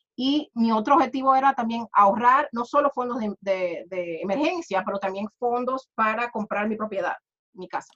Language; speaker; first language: Spanish; early bilingual, heritage; Spanish